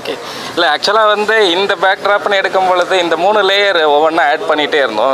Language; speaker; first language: Tamil; native; Tamil